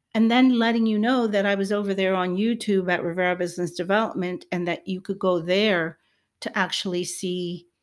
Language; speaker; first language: English; early bilingual, other home language; Spanish